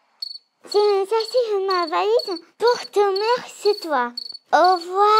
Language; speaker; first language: French; non-native, learner; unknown